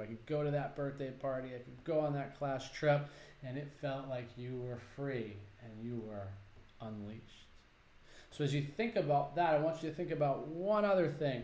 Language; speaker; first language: English; native; English